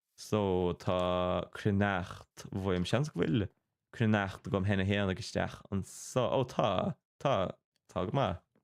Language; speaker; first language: Irish; non-native, local second language; English